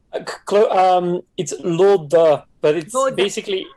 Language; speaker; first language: English; non-native, fluent; Dutch